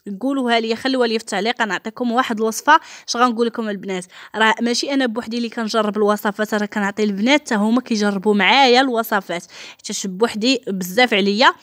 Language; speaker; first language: Arabic; native; Arabic